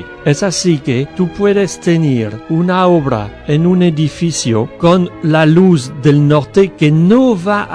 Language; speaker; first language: Spanish; non-native, learner; French